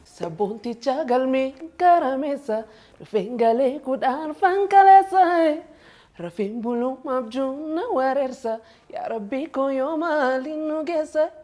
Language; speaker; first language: Oromo; early bilingual, heritage; Oromo